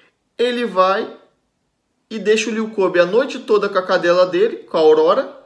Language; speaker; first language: Portuguese; native; Portuguese